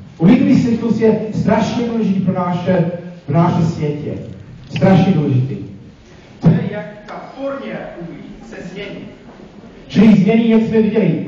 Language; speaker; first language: Czech; non-native, fluent; English